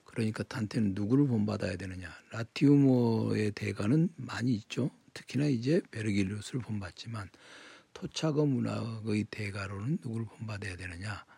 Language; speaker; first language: Korean; native; Korean